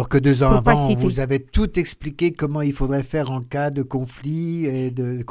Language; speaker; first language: French; native; French